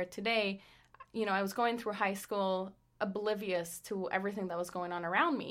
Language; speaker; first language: English; non-native, fluent; Spanish